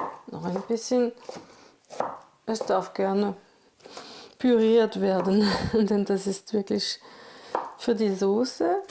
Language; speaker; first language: German; non-native, fluent; French